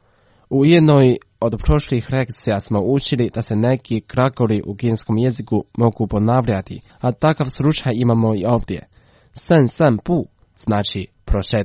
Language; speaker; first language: Croatian; non-native, fluent; Chinese